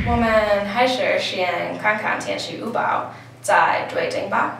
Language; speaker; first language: Chinese; non-native, learner; English